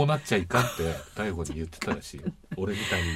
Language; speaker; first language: Japanese; native; Japanese